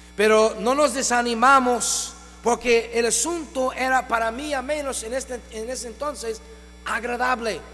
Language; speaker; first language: Spanish; non-native, fluent; English